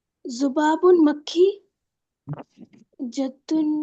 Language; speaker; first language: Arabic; non-native, learner; Urdu